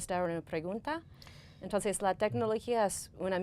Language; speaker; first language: Spanish; non-native, fluent; English